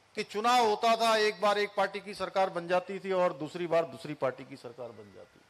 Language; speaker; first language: Hindi; native; Hindi